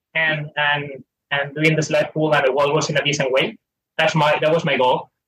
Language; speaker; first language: English; non-native, fluent; Spanish